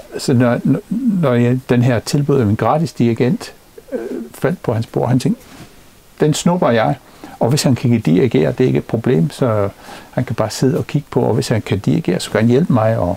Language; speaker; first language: Danish; non-native, fluent; English